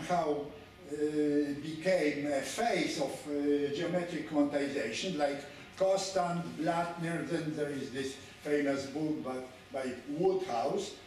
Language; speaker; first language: English; non-native, fluent; Polish